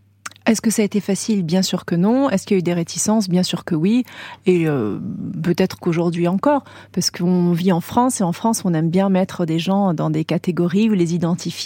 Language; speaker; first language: French; native; French